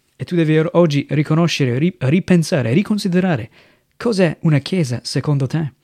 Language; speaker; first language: Italian; non-native, fluent; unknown